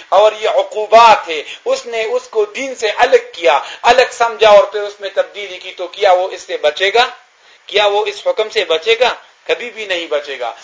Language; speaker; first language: Urdu; non-native, local second language; Pashto